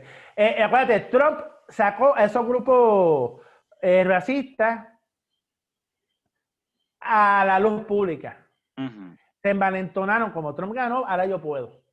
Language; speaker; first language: Spanish; native; Spanish